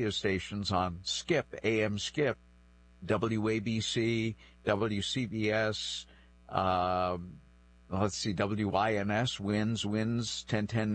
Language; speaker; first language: English; non-native, local second language; French